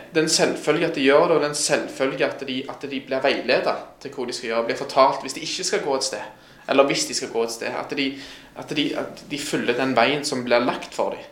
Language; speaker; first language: Norwegian; native; Norwegian